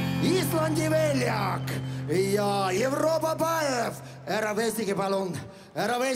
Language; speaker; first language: Estonian; non-native, fluent; Ukrainian